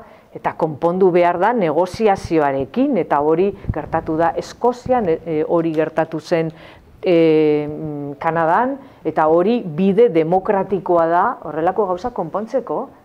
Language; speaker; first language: Basque; non-native, local second language; Spanish